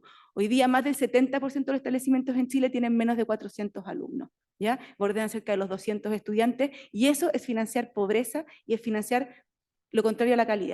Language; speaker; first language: Spanish; native; Spanish